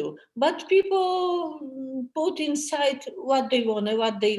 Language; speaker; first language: English; non-native, learner; Polish